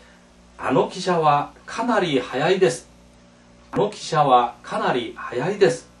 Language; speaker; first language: Japanese; non-native, fluent; Korean